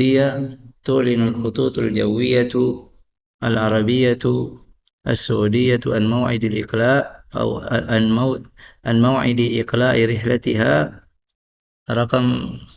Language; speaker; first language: Arabic; non-native, fluent; Indonesian